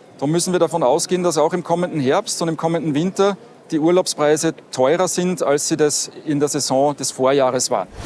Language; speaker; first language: German; native; German